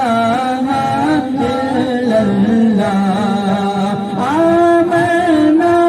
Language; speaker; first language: Urdu; native; Urdu